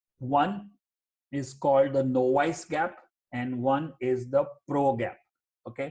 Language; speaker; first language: English; non-native, local second language; Hindi